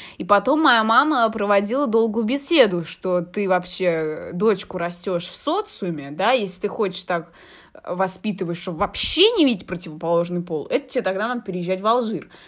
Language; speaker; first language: Russian; early bilingual, heritage; Russian